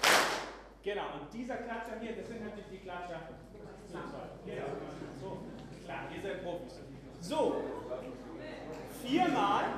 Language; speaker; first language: German; native; German